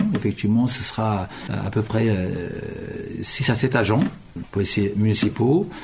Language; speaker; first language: French; early bilingual, other home language; Turkish